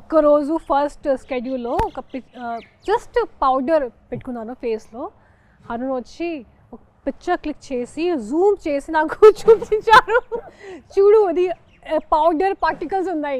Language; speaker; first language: Telugu; non-native, fluent; Hindi